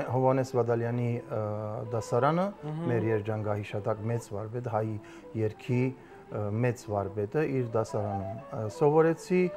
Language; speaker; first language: Armenian; early bilingual, heritage; Armenian